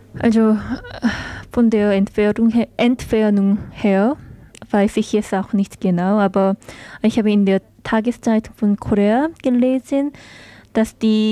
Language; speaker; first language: German; non-native, learner; Korean